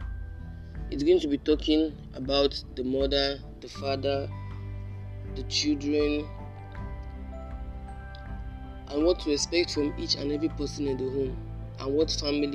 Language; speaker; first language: English; non-native, local second language; Yoruba